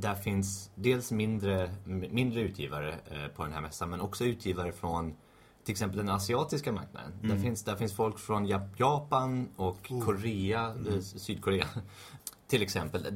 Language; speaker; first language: Swedish; native; Swedish